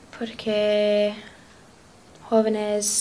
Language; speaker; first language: Spanish; non-native, learner; English